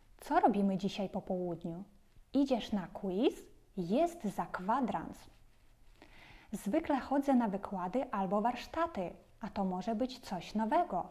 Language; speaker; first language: Polish; non-native, fluent; Ukrainian